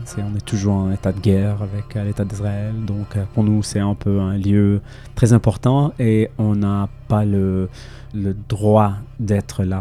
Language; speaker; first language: French; non-native, local second language; Arabic